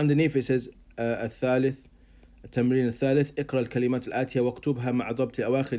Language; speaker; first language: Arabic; non-native, fluent; English